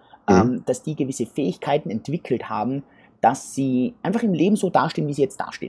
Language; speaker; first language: German; native; German